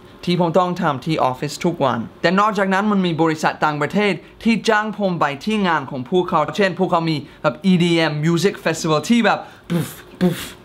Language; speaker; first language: Thai; non-native, fluent; English